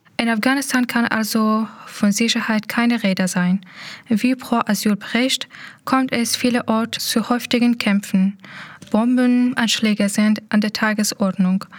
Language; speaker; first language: German; native; German